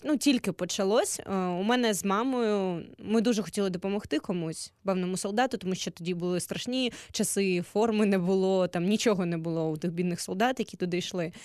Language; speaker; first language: Ukrainian; non-native, local second language; Russian